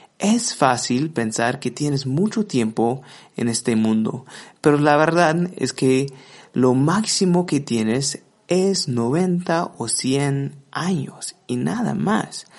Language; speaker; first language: Spanish; non-native, fluent; English